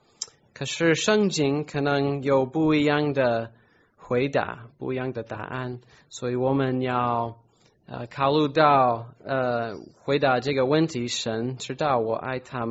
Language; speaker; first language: Chinese; non-native, fluent; English